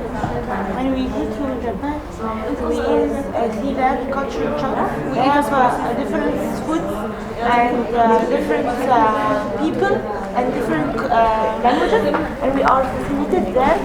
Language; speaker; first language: English; non-native, learner; Arabic